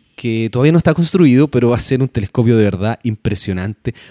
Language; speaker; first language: Spanish; native; Spanish